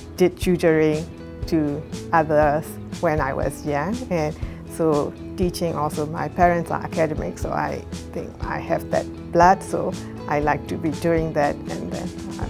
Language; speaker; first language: English; non-native, fluent; Burmese